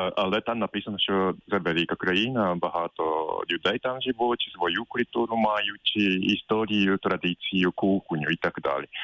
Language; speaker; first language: Ukrainian; non-native, fluent; Japanese